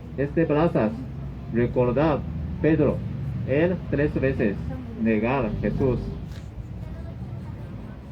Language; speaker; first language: Spanish; non-native, learner; Chinese